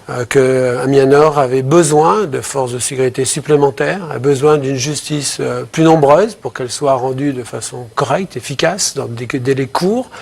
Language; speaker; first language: French; native; French